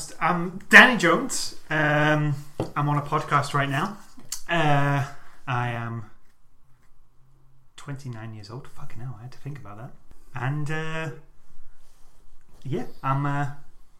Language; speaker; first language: English; native; English